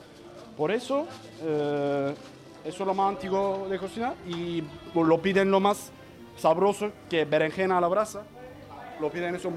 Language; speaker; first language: Spanish; non-native, learner; Turkish